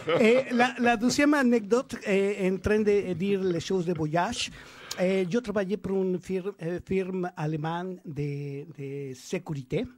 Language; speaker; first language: French; non-native, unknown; Spanish